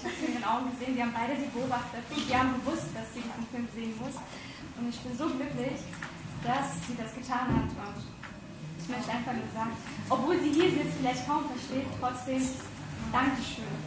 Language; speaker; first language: German; early bilingual, other home language; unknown